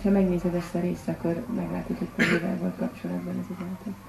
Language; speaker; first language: Hungarian; native; Hungarian